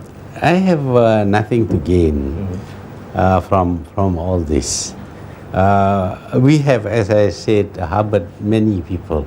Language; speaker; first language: English; non-native, local second language; Malay